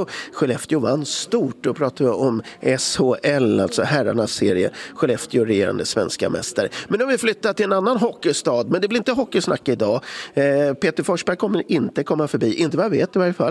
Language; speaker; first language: Swedish; native; Swedish